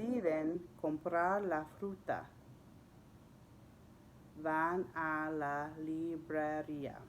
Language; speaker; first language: Spanish; non-native, fluent; English